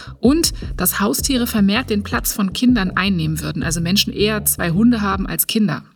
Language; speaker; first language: German; native; German